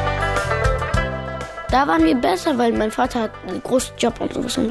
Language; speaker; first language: German; early bilingual, other home language; Pashto